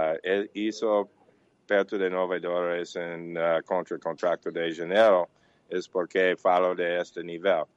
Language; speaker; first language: Portuguese; non-native, learner; English